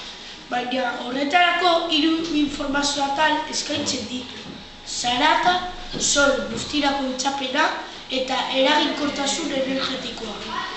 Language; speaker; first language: Basque; non-native, local second language; Spanish